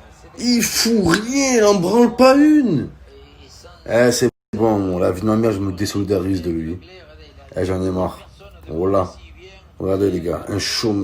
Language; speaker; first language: French; native; French